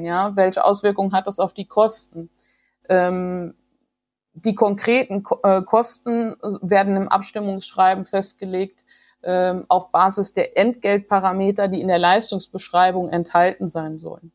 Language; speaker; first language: German; native; German